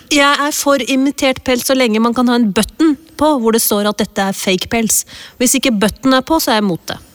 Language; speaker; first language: Norwegian; early bilingual, other home language; Urdu